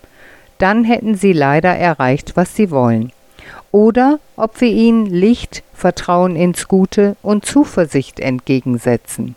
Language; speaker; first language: German; native; German